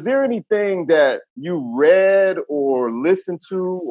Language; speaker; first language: English; native; English